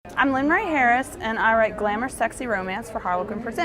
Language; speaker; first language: English; native; English